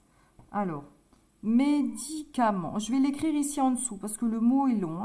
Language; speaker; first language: French; native; French